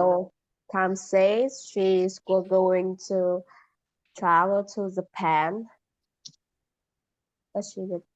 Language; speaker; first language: English; non-native, learner; Vietnamese